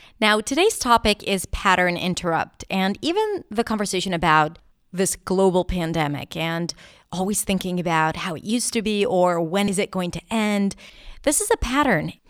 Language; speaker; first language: English; non-native, fluent; Hebrew